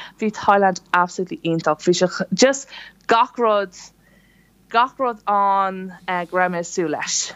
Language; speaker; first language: Irish; non-native, local second language; English